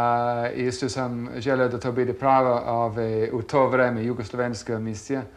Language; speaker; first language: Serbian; non-native, fluent; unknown